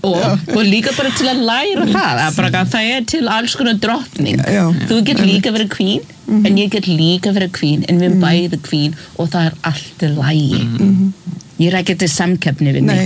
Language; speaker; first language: Icelandic; early bilingual, other home language; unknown